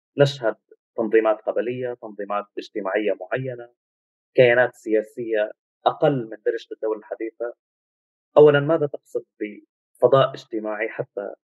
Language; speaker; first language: Arabic; native; Arabic